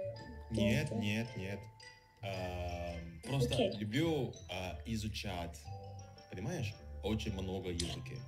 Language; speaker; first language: Russian; non-native, learner; Indonesian